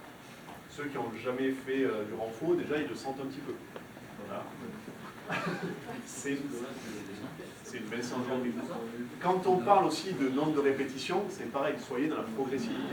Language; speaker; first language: French; native; French